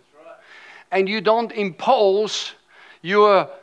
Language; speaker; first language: English; non-native, fluent; German